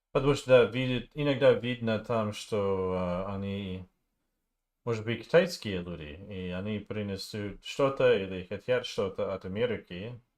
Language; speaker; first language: Russian; non-native, learner; English